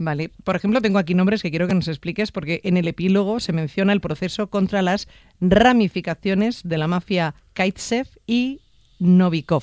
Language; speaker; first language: Spanish; native; Spanish